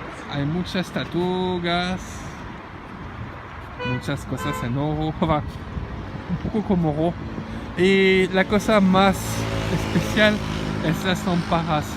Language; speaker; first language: Spanish; non-native, learner; French